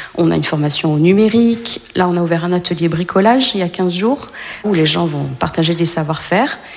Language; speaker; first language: French; native; French